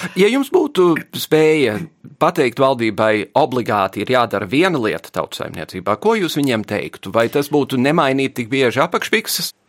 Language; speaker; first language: Latvian; early bilingual, heritage; Latvian